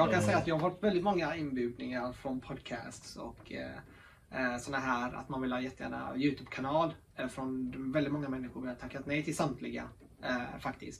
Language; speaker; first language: Swedish; early bilingual, other home language; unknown